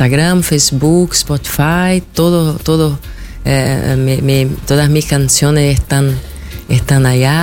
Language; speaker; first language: Spanish; non-native, fluent; Portuguese